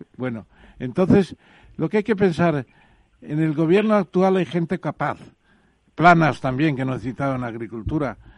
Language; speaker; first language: Spanish; native; Spanish